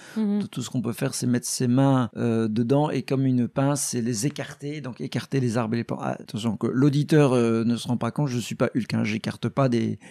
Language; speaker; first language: French; native; French